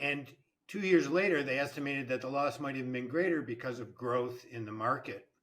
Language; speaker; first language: English; native; English